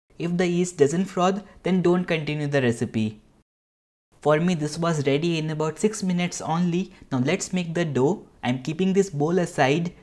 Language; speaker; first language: English; non-native, local second language; Hindi